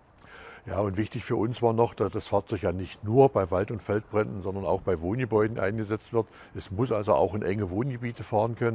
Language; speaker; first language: German; native; German